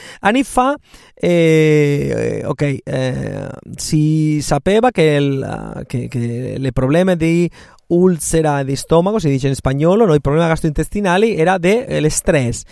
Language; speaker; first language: Italian; non-native, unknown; Spanish